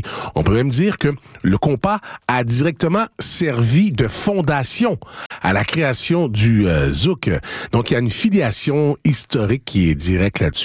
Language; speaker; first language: French; native; French